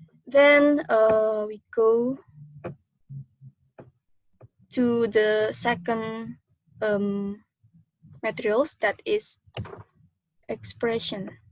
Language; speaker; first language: English; non-native, learner; Indonesian